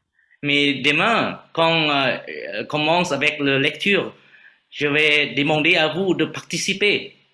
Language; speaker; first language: French; non-native, fluent; Vietnamese